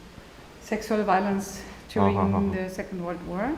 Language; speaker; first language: English; non-native, learner; German